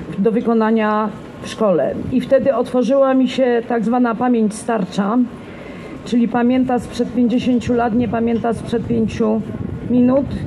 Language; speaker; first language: Polish; native; Polish